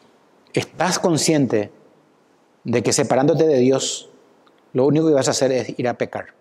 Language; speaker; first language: Spanish; native; Spanish